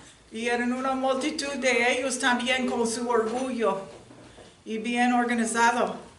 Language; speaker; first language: Spanish; non-native, learner; English